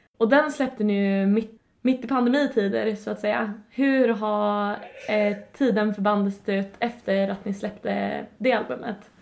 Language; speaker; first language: Swedish; native; Swedish